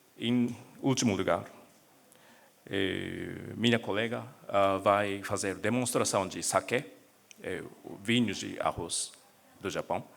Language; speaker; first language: Portuguese; non-native, learner; Japanese